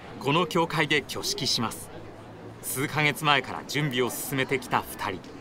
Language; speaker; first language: Japanese; native; Japanese